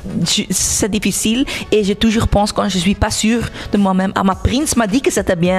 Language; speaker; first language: French; non-native, local second language; Dutch